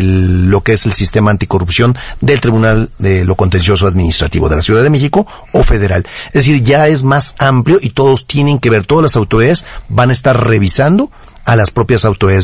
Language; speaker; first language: Spanish; native; Spanish